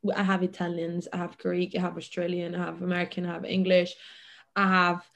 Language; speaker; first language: English; non-native, fluent; Catalan